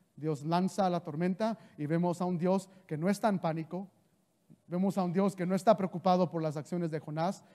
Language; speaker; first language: Spanish; early bilingual, heritage; Spanish